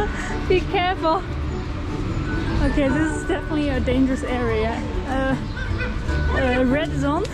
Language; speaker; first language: English; non-native, fluent; Chinese